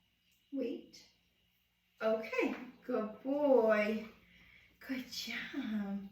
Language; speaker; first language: English; native; English